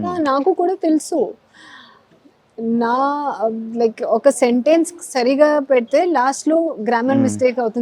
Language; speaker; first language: Telugu; non-native, local second language; Hindi